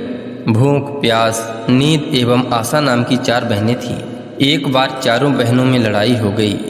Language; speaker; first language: Hindi; native; Hindi